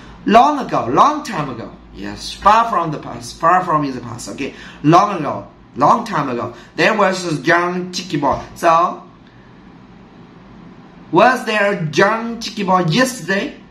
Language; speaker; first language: English; non-native, fluent; Vietnamese